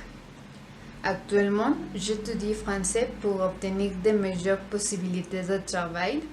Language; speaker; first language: French; non-native, learner; Spanish